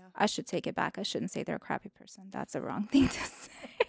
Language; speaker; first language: English; non-native, fluent; Russian